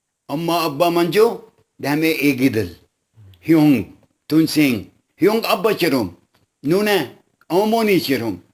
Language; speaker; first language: Korean; non-native, local second language; Arabic